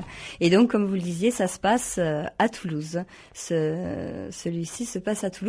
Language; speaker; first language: French; native; French